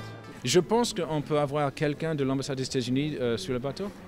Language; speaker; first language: French; non-native, fluent; English